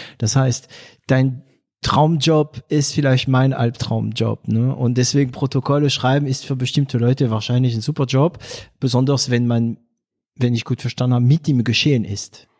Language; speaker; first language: German; non-native, fluent; French